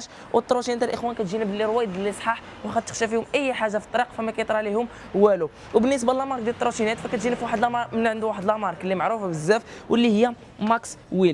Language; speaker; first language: Arabic; native; Arabic